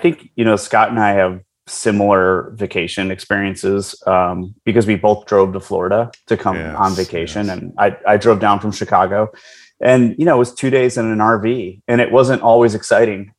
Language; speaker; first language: English; native; English